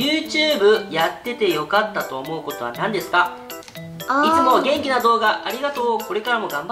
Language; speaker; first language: Japanese; native; Japanese